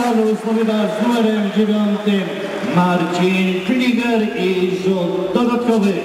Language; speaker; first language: Polish; native; Polish